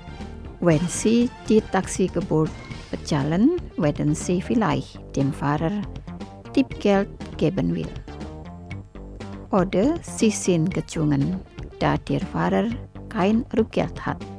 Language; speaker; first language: German; non-native, learner; Indonesian